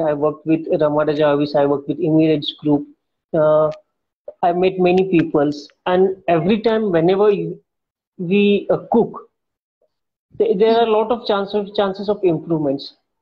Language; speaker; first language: English; non-native, local second language; Marathi